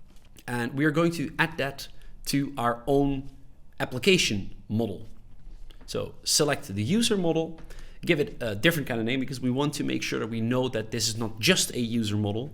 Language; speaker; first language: English; non-native, fluent; Dutch